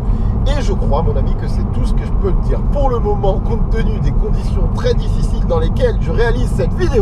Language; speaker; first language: French; native; French